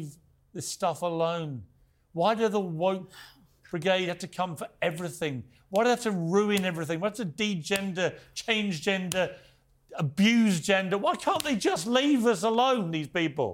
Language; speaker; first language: English; native; English